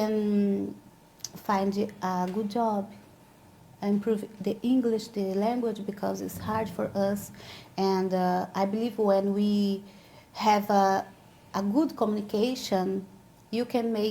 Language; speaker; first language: English; non-native, learner; Portuguese